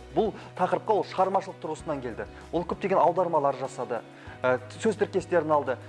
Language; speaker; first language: Kazakh; native; Kazakh